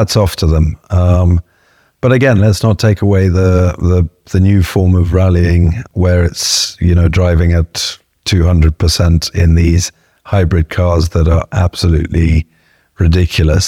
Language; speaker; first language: English; native; English